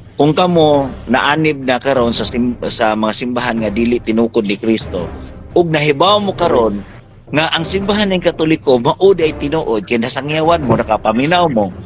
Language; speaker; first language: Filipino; non-native, local second language; Cebuano